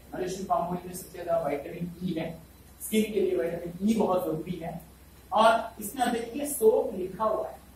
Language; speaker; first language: Hindi; non-native, local second language; Malayalam